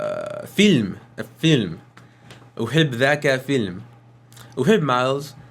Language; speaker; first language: Arabic; non-native, learner; English